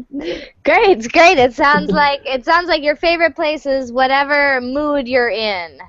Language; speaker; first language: English; native; English